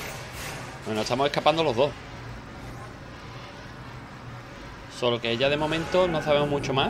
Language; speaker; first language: Spanish; native; Spanish